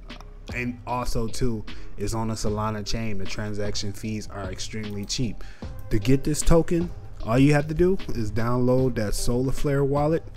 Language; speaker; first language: English; native; English